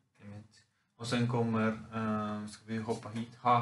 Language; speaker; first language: Swedish; non-native, fluent; Finnish